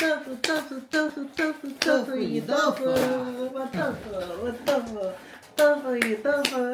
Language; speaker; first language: Chinese; non-native, learner; English